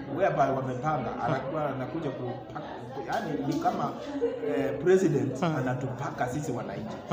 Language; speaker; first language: Swahili; non-native, local second language; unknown